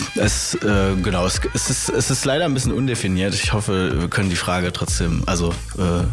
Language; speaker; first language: German; native; German